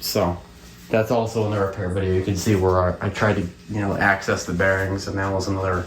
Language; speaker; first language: English; native; English